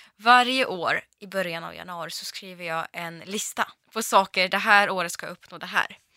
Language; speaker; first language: Swedish; early bilingual, other home language; Russian